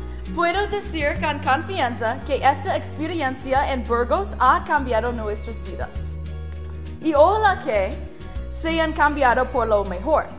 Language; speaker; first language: Spanish; non-native, learner; English